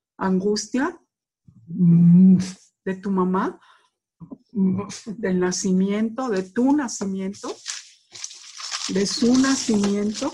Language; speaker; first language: Spanish; native; Spanish